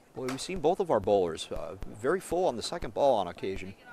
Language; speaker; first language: English; native; English